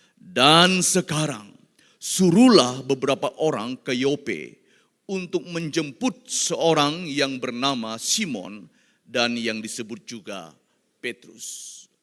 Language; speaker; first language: Indonesian; non-native, local second language; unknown